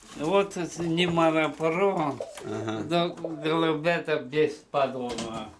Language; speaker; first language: Russian; non-native, local second language; Ukrainian